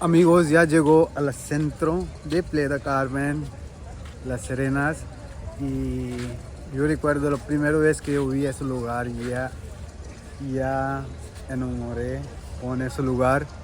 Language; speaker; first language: Spanish; non-native, learner; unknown